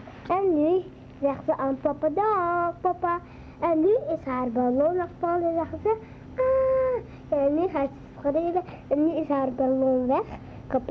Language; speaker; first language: Dutch; early bilingual, other home language; Arabic